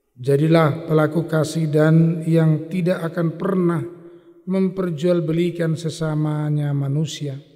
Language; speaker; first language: Indonesian; non-native, local second language; Batak Toba